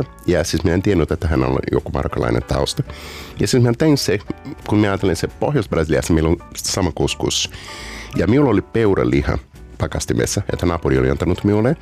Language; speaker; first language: Finnish; non-native, learner; Portuguese